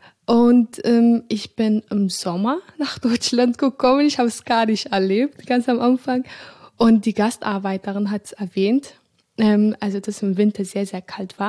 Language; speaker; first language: German; non-native, fluent; Arabic